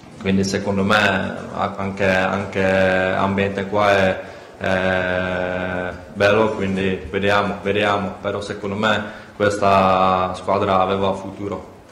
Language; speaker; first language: Italian; non-native, learner; Czech